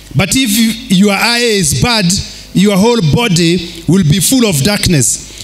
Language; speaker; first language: English; non-native, local second language; Kikuyu